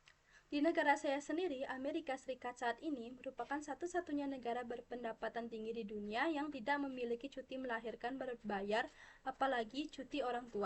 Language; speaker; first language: Indonesian; non-native, local second language; Balinese